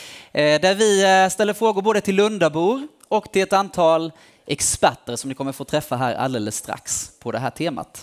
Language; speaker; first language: Swedish; native; Swedish